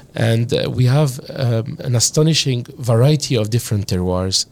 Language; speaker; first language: English; non-native, fluent; French